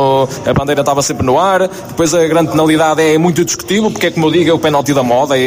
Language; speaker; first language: Portuguese; native; Portuguese